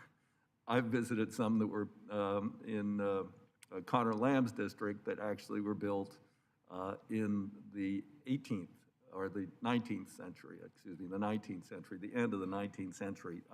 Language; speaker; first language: English; native; English